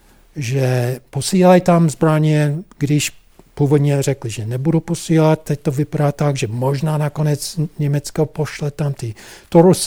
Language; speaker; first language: Czech; non-native, fluent; English